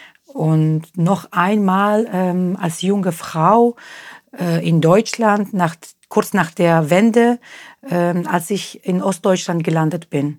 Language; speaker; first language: German; non-native, fluent; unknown